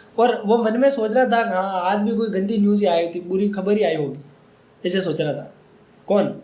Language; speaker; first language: Hindi; native; Hindi